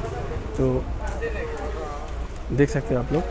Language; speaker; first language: Hindi; non-native, local second language; Bangla